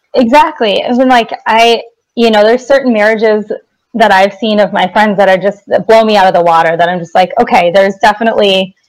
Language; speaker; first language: English; native; English